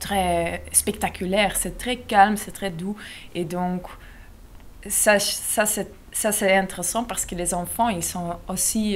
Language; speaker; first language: French; non-native, local second language; Dutch